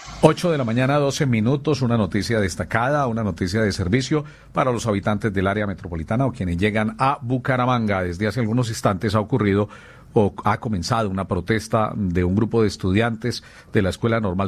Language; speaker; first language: Spanish; native; Spanish